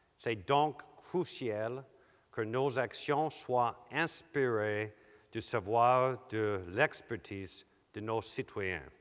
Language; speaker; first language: French; non-native, local second language; English